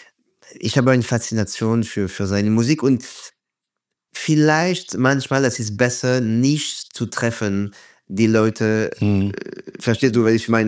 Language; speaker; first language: German; non-native, fluent; French